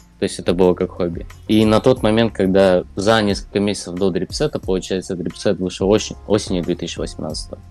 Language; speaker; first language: Russian; native; Russian